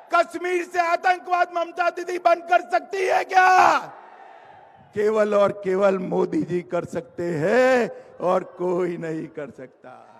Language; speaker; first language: Hindi; non-native, local second language; Gujarati